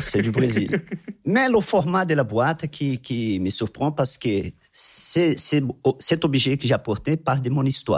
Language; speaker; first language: French; non-native, fluent; Portuguese